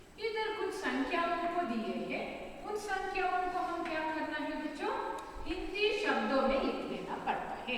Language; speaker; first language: Hindi; non-native, local second language; Kannada